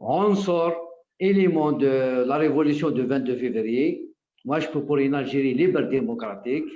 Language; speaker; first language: French; non-native, local second language; Arabic